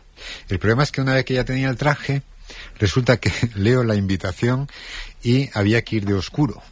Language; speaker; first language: Spanish; native; Spanish